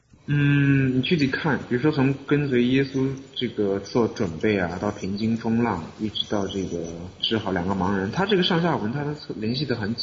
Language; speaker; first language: Chinese; native; Chinese